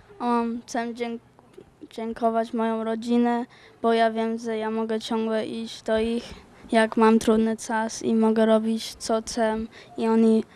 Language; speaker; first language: Polish; early bilingual, other home language; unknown